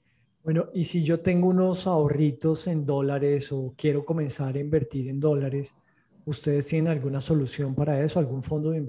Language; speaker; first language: Spanish; native; Spanish